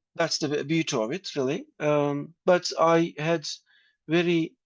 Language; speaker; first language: English; non-native, fluent; Turkish